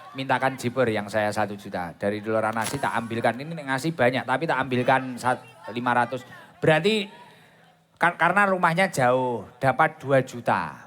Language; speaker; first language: Indonesian; non-native, local second language; Javanese